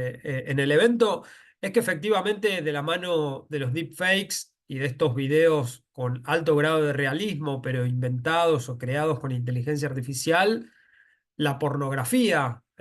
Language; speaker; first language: Spanish; native; Spanish